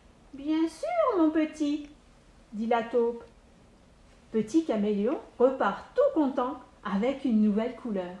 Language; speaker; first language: French; native; French